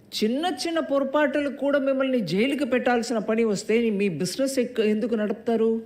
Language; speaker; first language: Telugu; non-native, local second language; Tamil